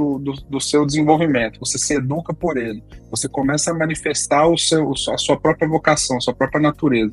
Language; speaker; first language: Portuguese; native; Portuguese